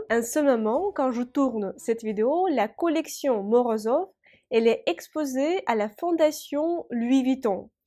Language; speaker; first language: French; non-native, fluent; Russian